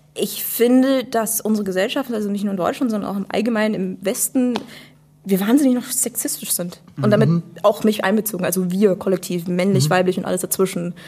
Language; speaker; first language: German; non-native, fluent; English